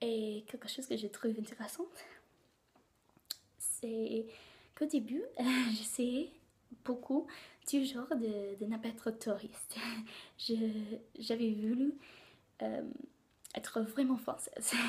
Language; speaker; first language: French; non-native, learner; English